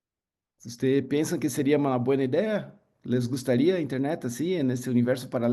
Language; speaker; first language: Spanish; non-native, learner; Portuguese